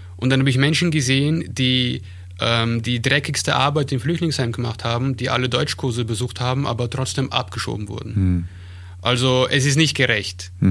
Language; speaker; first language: German; early bilingual, other home language; Armenian